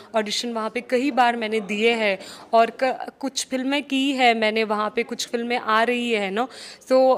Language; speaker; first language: Hindi; non-native, local second language; Marathi